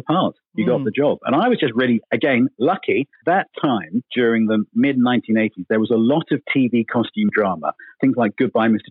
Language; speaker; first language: English; native; English